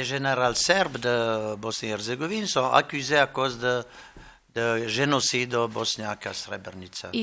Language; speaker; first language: French; non-native, learner; Bosnian